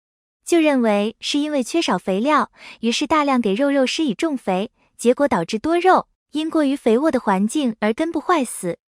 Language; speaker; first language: Chinese; native; Chinese